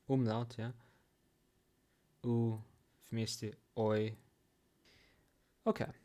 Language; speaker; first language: Russian; non-native, fluent; English